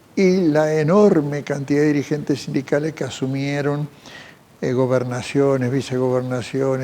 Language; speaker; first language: Spanish; native; Spanish